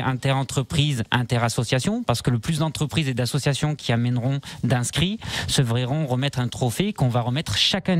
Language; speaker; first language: French; native; French